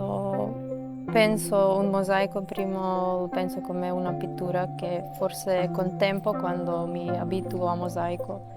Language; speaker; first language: Italian; non-native, fluent; Macedonian